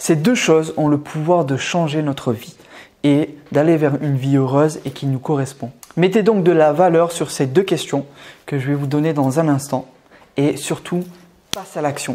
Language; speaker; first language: French; native; French